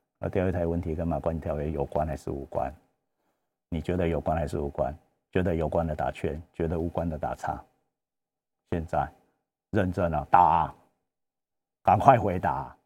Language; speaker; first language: Chinese; native; Chinese